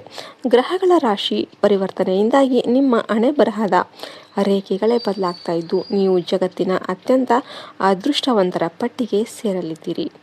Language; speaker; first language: Kannada; native; Kannada